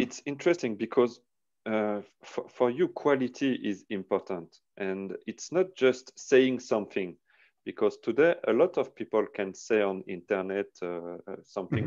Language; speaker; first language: English; non-native, learner; French